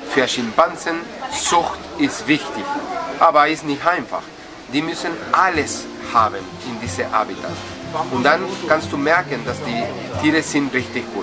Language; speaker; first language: German; non-native, learner; Spanish